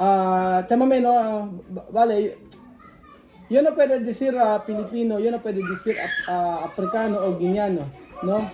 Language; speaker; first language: Spanish; non-native, learner; Filipino